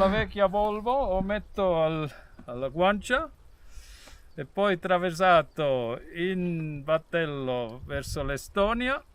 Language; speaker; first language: Italian; non-native, fluent; German